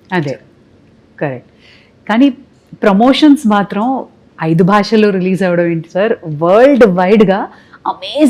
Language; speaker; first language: Telugu; native; Telugu